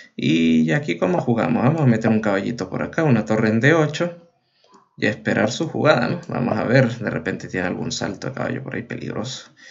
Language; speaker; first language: Spanish; native; Spanish